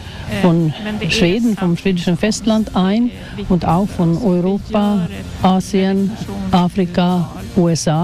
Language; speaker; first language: German; non-native, fluent; Swedish